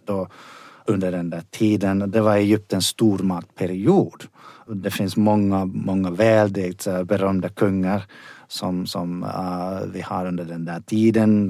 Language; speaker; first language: Swedish; non-native, fluent; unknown